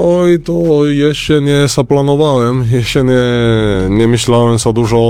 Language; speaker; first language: Polish; non-native, learner; Spanish